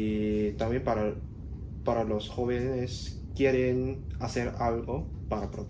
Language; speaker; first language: Spanish; non-native, learner; Cantonese